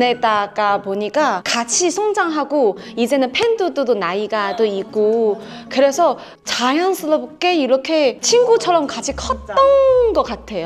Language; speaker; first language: Korean; non-native, fluent; Chinese